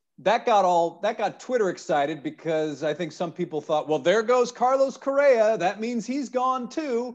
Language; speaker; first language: English; native; English